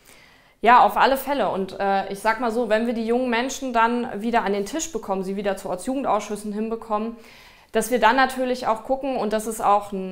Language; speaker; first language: German; native; German